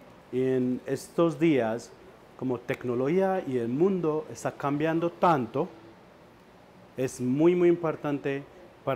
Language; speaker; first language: Spanish; non-native, learner; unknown